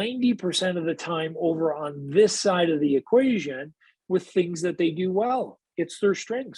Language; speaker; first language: English; native; English